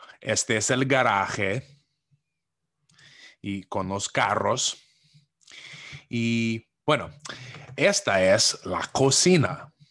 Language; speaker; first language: Spanish; non-native, fluent; English